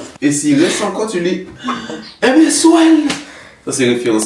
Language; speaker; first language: French; native; French